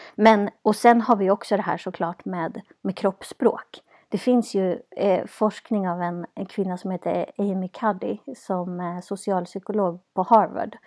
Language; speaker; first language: Swedish; native; Swedish